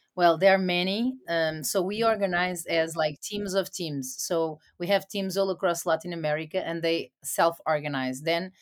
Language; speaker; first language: English; non-native, fluent; Portuguese